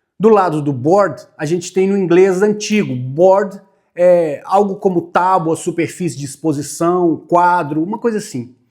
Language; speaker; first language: Portuguese; native; Portuguese